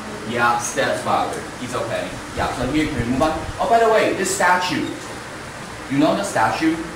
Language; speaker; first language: English; non-native, fluent; Chinese